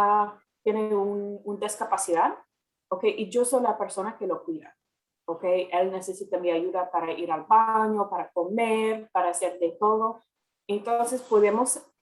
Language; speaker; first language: Spanish; non-native, fluent; English